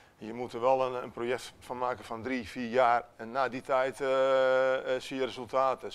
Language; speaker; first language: Dutch; non-native, fluent; Italian